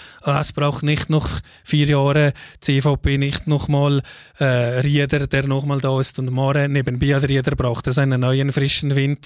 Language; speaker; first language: German; native; German